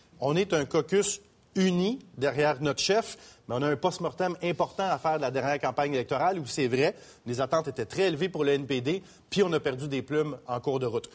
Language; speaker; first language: French; native; French